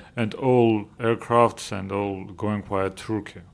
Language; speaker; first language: English; non-native, learner; Georgian